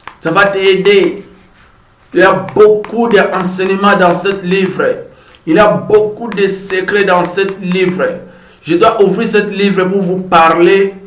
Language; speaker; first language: French; non-native, fluent; Lingala